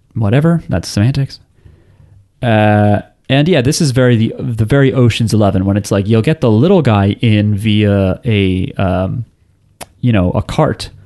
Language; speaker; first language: English; native; English